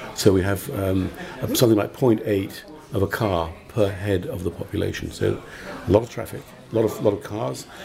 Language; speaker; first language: English; native; English